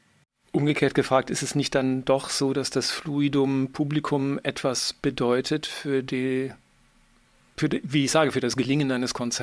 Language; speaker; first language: German; native; German